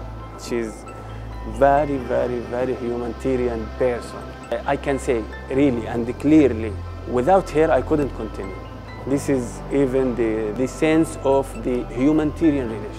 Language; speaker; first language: English; non-native, learner; Arabic